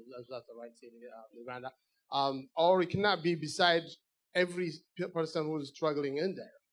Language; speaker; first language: English; non-native, fluent; Amharic